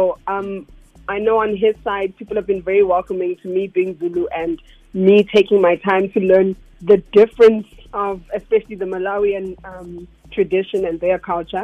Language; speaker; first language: English; non-native, local second language; Zulu